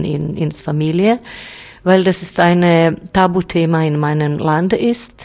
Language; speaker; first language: German; non-native, fluent; Bosnian